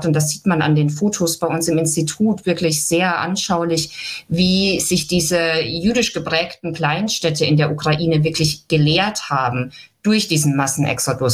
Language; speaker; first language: German; native; German